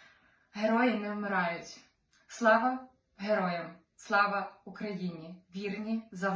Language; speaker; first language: Ukrainian; native; Ukrainian